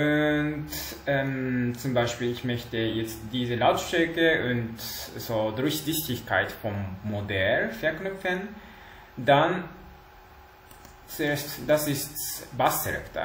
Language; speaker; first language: German; non-native, learner; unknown